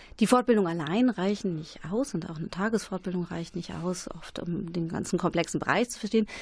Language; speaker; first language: German; native; German